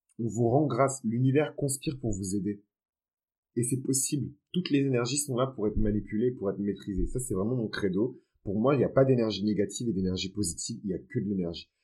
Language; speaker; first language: French; early bilingual, other home language; Fon